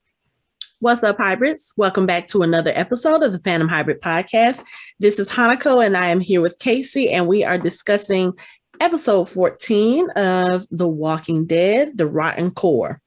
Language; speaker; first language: English; native; English